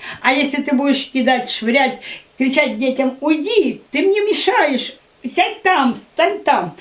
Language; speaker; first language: Russian; native; Russian